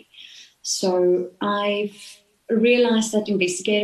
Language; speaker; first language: English; non-native, local second language; Afrikaans